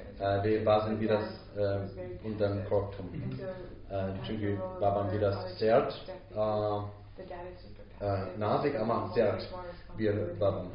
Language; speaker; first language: Turkish; non-native, learner; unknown